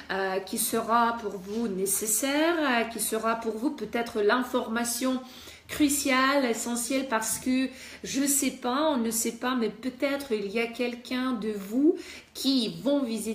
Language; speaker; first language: French; non-native, fluent; Russian